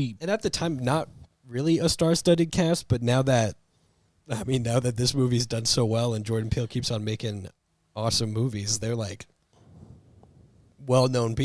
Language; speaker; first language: English; native; English